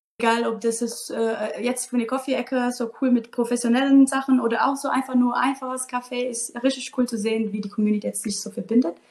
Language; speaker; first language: German; non-native, fluent; Portuguese